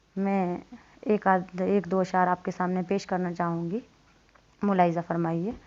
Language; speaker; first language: Urdu; native; Urdu